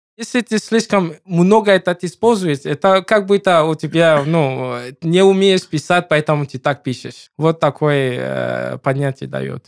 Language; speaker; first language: Russian; non-native, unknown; English